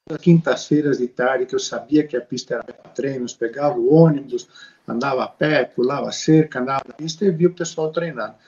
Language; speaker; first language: Portuguese; native; Portuguese